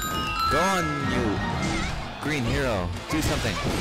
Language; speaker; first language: English; native; English